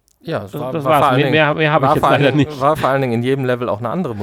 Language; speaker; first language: German; native; German